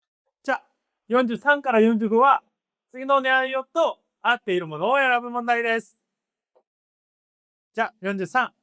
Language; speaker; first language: Japanese; non-native, fluent; Korean